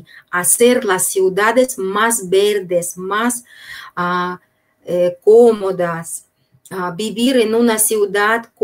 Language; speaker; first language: Spanish; non-native, fluent; Russian